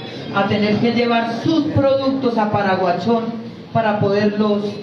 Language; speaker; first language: Spanish; native; Spanish